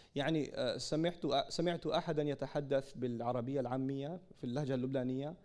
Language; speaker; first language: Arabic; non-native, fluent; English